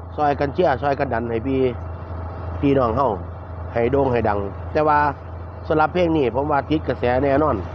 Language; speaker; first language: Thai; native; Thai